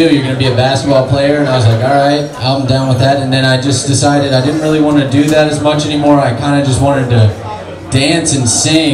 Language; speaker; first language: English; native; English